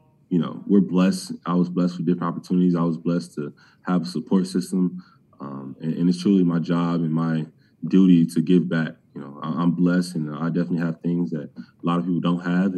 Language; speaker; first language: English; native; English